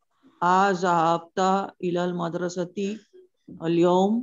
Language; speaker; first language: Arabic; non-native, learner; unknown